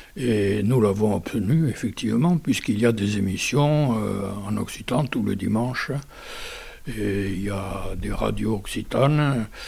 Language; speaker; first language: French; non-native, local second language; Occitan